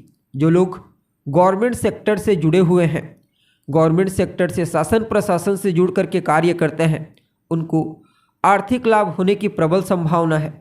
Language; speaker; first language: Hindi; native; Hindi